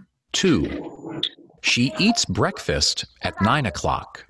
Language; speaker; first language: English; non-native, learner; Spanish